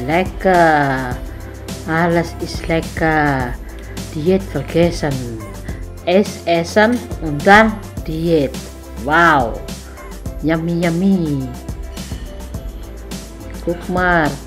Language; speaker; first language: German; non-native, learner; Indonesian